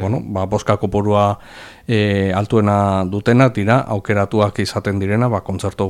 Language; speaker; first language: Basque; native; Basque